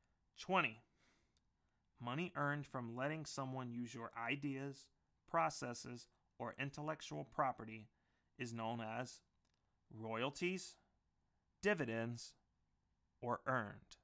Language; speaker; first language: English; native; English